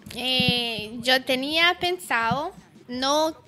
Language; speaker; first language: Spanish; non-native, learner; Haitian Creole